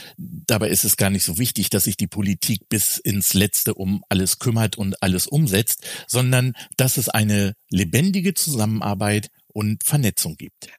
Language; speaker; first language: German; native; German